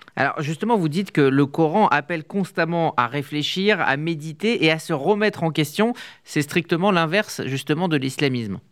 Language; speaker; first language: French; native; French